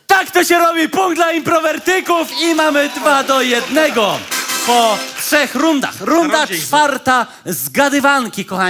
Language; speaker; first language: Polish; native; Polish